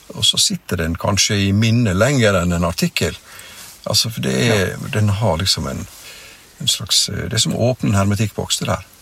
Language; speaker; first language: Norwegian; native; Norwegian